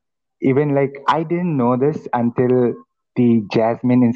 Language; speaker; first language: English; non-native, local second language; Assamese